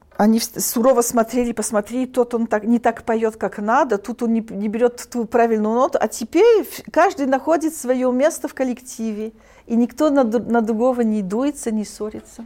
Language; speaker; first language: Russian; early bilingual, heritage; Russian